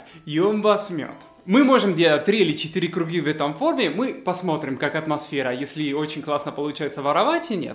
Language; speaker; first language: Russian; non-native, fluent; Spanish